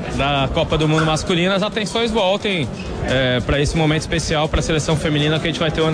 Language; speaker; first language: Portuguese; native; Portuguese